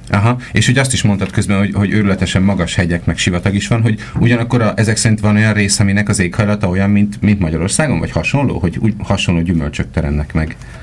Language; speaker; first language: Hungarian; native; Hungarian